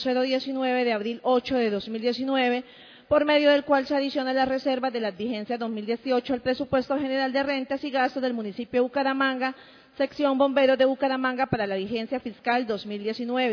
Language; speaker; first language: Spanish; native; Spanish